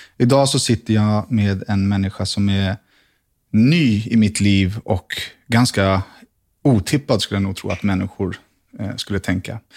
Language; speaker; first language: Swedish; native; Swedish